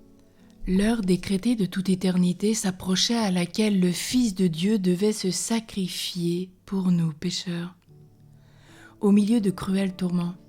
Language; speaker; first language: French; native; French